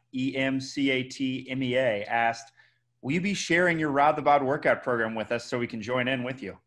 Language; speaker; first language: English; native; English